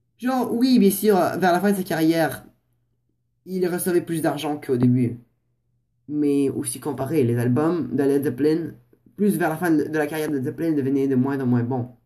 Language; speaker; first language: French; non-native, fluent; Russian